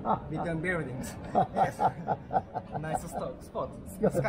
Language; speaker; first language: English; non-native, learner; Japanese